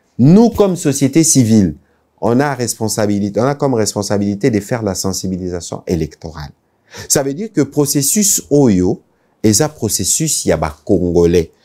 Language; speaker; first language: French; non-native, local second language; Lingala